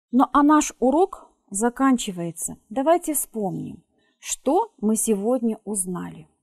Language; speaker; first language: Russian; native; Russian